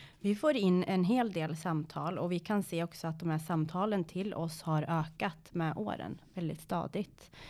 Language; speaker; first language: Swedish; early bilingual, other home language; Persian